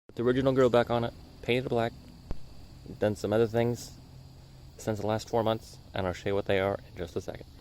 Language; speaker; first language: English; native; English